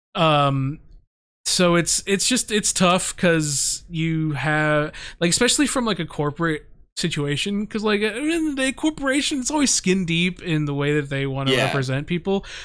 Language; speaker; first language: English; native; English